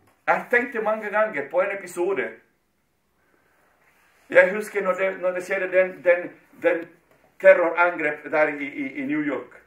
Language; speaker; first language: Swedish; non-native, fluent; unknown